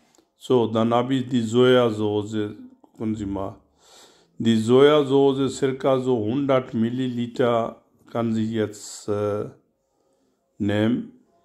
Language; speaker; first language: German; non-native, learner; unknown